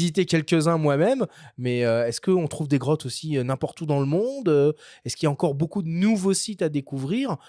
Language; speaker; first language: French; native; French